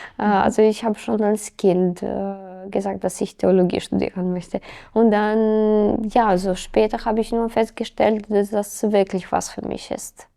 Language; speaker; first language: German; non-native, fluent; Serbian